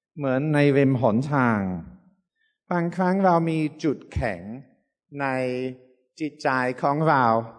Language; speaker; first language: Thai; non-native, fluent; English